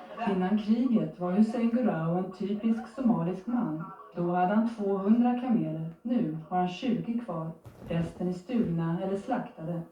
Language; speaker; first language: Swedish; native; Swedish